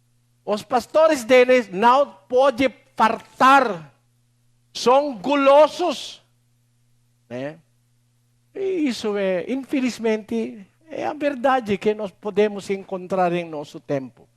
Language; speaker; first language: Portuguese; non-native, learner; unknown